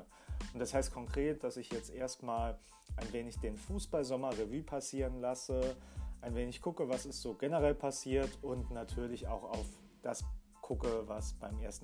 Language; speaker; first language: German; native; German